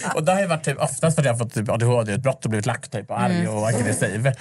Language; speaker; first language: Swedish; early bilingual, other home language; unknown